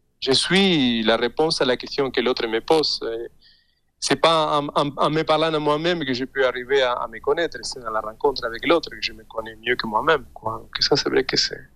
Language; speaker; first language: French; non-native, fluent; Spanish